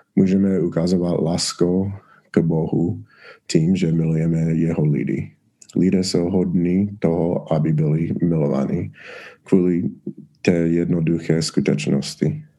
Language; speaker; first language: Czech; non-native, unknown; English